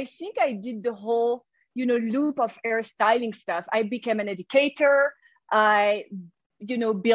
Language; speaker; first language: English; non-native, fluent; French